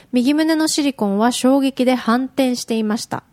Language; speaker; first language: Japanese; native; Japanese